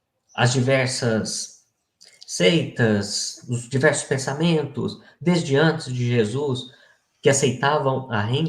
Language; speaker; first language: Portuguese; native; Portuguese